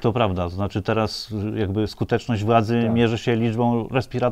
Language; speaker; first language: Polish; native; Polish